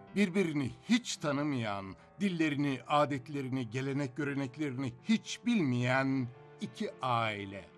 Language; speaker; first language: Turkish; native; Turkish